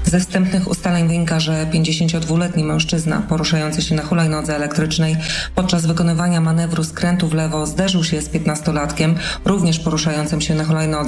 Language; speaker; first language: Polish; native; Polish